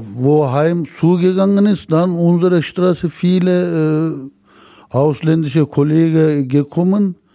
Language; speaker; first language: German; non-native, fluent; Turkish